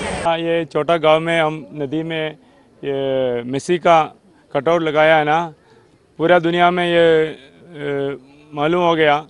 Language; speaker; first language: Hindi; non-native, local second language; Malayalam